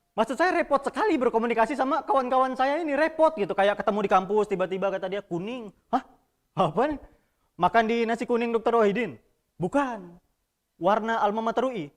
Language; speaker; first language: Indonesian; native; Indonesian